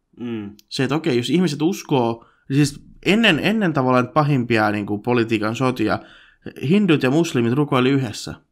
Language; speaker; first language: Finnish; early bilingual, other home language; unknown